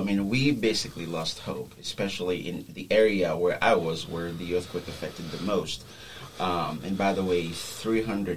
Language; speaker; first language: English; non-native, fluent; Haitian Creole